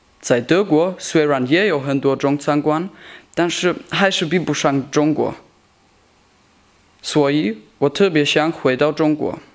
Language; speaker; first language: Chinese; non-native, learner; German